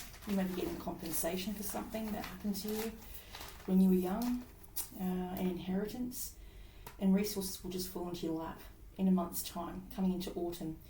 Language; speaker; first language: English; native; English